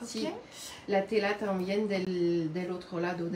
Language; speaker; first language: Spanish; non-native, learner; French